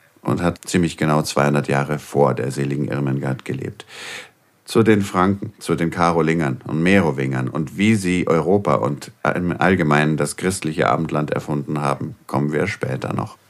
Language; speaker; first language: German; native; German